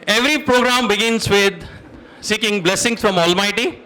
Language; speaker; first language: English; non-native, local second language; Kannada